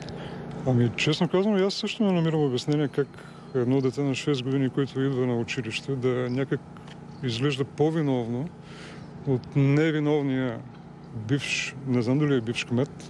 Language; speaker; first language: Bulgarian; native; Bulgarian